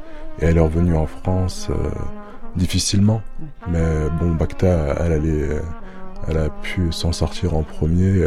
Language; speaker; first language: French; early bilingual, other home language; Arabic